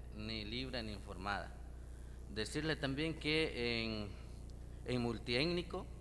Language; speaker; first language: Spanish; native; Spanish